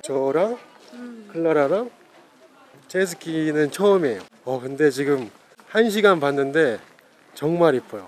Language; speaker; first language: Korean; native; Korean